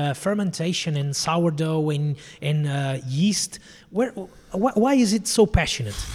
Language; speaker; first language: English; non-native, fluent; Portuguese